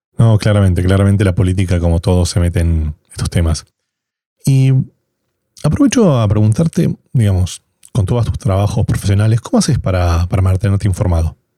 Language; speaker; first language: Spanish; native; Spanish